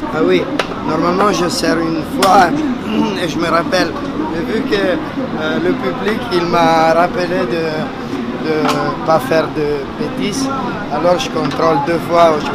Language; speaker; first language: French; non-native, learner; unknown